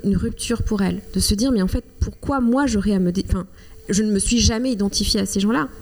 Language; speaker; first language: French; non-native, local second language; Kinyarwanda